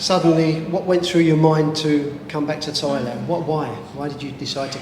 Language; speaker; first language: English; native; English